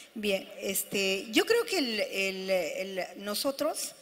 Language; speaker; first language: Spanish; native; Spanish